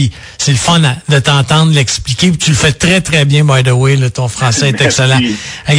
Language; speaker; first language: French; native; French